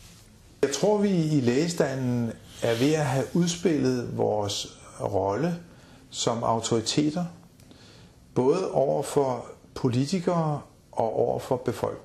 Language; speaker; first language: Danish; native; Danish